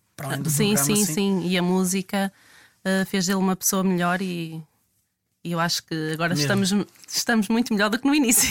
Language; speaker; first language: Portuguese; native; Portuguese